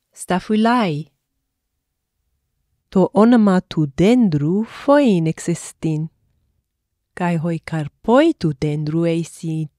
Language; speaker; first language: Greek; non-native, fluent; English